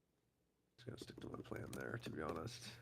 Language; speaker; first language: English; native; English